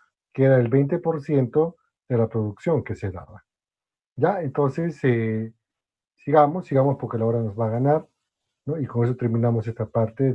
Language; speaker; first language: Spanish; native; Spanish